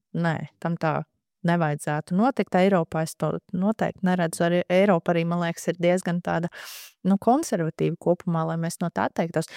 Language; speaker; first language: Latvian; native; Latvian